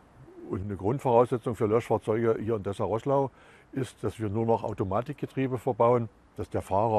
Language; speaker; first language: German; native; German